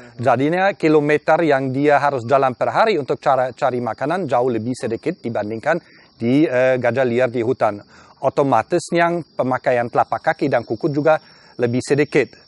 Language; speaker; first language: Indonesian; non-native, fluent; German